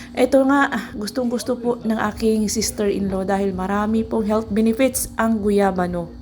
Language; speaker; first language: Filipino; non-native, local second language; Cebuano